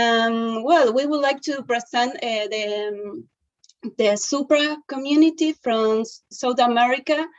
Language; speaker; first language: English; non-native, learner; Spanish